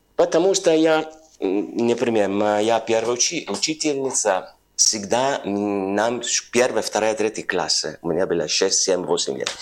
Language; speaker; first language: Russian; non-native, learner; Italian